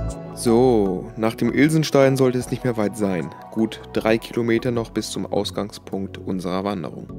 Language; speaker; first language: German; native; German